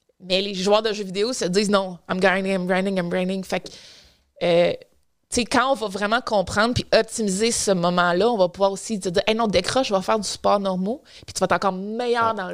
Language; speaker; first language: French; native; French